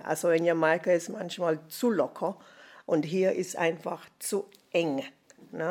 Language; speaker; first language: German; non-native, fluent; English